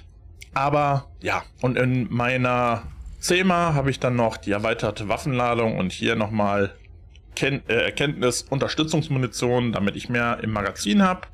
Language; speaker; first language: German; native; German